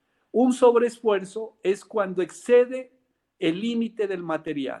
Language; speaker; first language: Spanish; native; Spanish